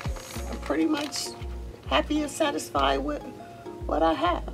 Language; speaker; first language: English; native; English